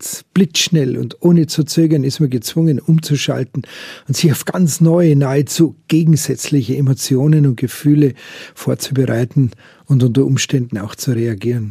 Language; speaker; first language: German; native; German